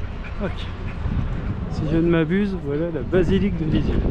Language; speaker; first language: French; native; French